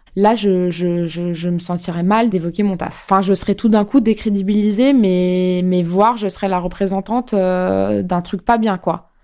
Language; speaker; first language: French; native; French